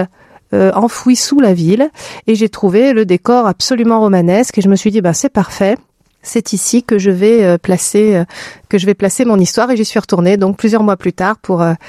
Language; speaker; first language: French; native; French